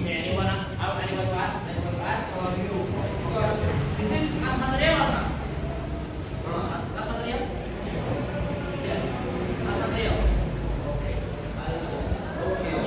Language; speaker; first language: English; non-native, learner; Indonesian